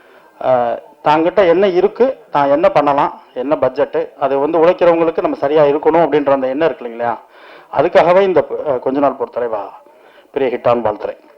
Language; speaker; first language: Tamil; native; Tamil